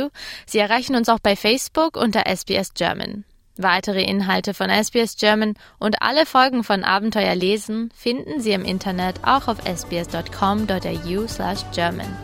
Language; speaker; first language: German; native; German